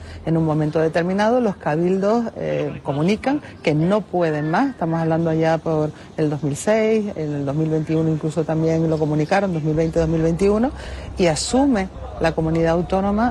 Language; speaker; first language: Spanish; native; Spanish